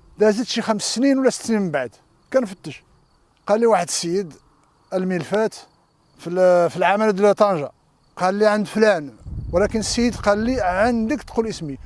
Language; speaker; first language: Arabic; non-native, local second language; Riffian